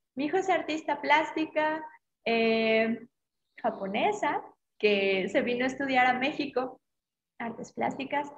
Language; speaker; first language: Spanish; native; Spanish